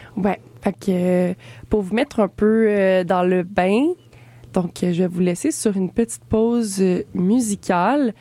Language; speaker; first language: French; native; French